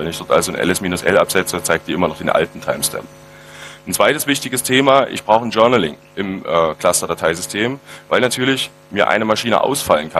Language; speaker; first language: German; native; German